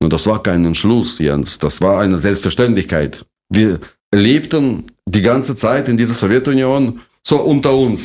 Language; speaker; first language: German; non-native, fluent; Russian